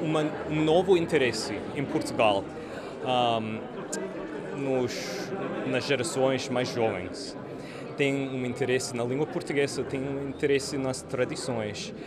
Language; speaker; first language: Portuguese; early bilingual, heritage; English